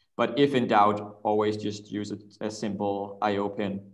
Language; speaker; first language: English; non-native, fluent; Danish